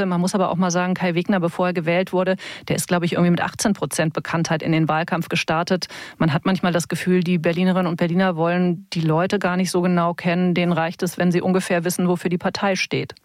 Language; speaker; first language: German; native; German